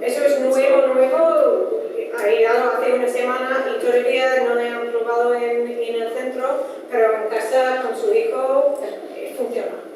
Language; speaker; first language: Spanish; non-native, fluent; Dutch